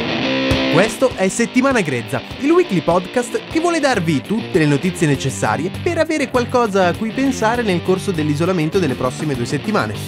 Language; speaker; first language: Italian; native; Italian